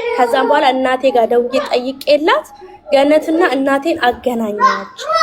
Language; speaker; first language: Amharic; native; Amharic